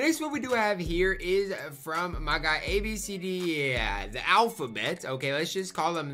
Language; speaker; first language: English; native; English